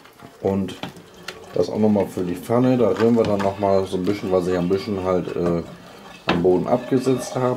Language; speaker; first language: German; native; German